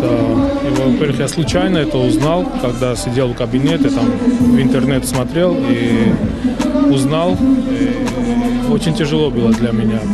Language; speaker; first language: Russian; non-native, fluent; Georgian